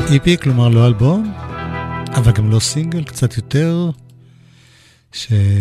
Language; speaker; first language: Hebrew; native; Hebrew